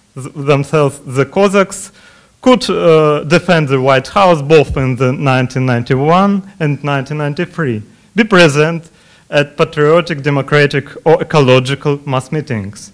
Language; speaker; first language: English; non-native, fluent; Russian